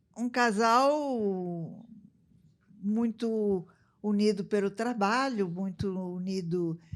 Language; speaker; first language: Portuguese; early bilingual, other home language; Italian